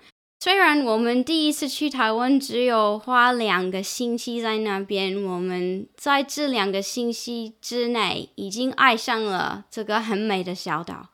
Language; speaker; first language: Chinese; non-native, fluent; English